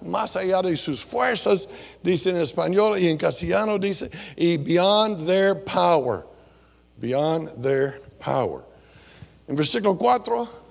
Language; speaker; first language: Spanish; non-native, fluent; English